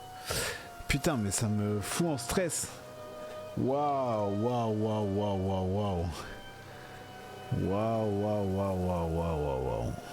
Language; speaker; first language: French; native; French